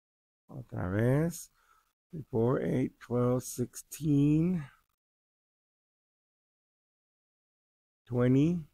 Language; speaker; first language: Spanish; early bilingual, heritage; Spanish